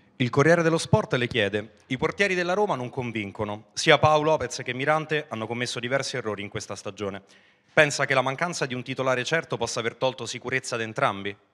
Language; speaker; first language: Italian; native; Italian